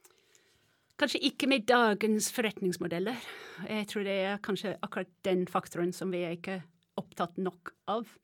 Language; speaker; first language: Norwegian; non-native, fluent; English